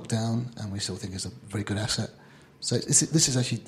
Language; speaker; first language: English; native; English